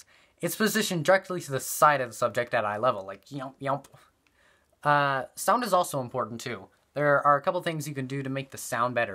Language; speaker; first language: English; native; English